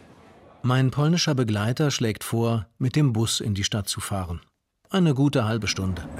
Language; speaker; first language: German; native; German